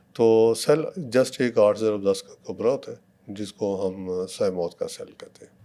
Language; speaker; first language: Urdu; non-native, local second language; Punjabi